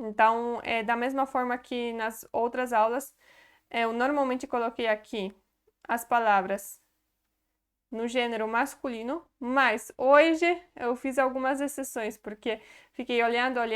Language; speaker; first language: Portuguese; non-native, fluent; Polish